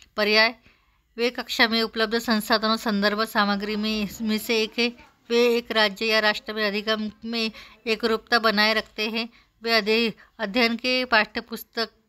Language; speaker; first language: Hindi; non-native, local second language; Marathi